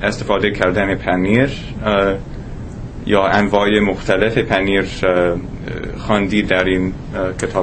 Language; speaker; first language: Persian; non-native, fluent; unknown